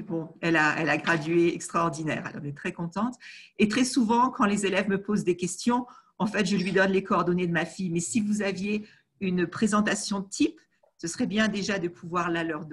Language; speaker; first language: French; non-native, fluent; English